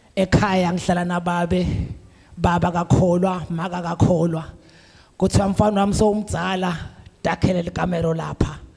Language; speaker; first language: Zulu; non-native, local second language; Swati